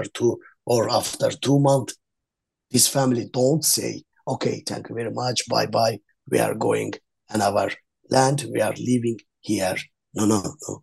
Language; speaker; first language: English; non-native, learner; Azerbaijani